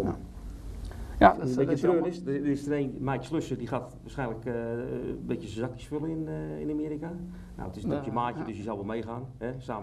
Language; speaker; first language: Dutch; native; Dutch